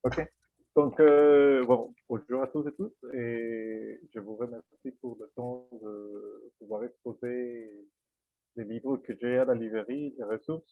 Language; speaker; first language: French; non-native, fluent; Spanish